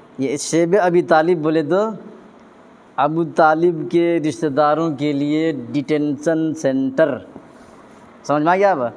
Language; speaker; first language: Urdu; native; Urdu